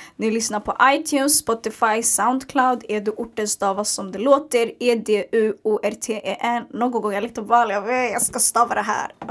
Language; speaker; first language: Swedish; early bilingual, other home language; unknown